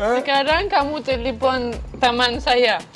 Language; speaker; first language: Indonesian; non-native, learner; Russian